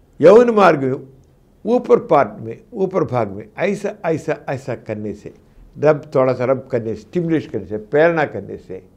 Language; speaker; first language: Hindi; non-native, local second language; Telugu